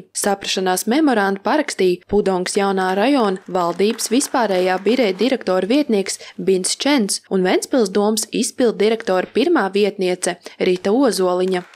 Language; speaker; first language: Latvian; native; Latvian